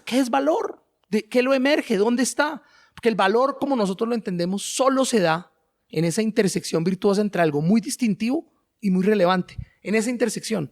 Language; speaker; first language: Spanish; native; Spanish